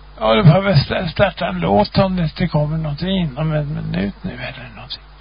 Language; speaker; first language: Swedish; native; Swedish